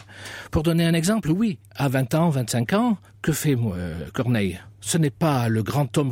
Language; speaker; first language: French; native; French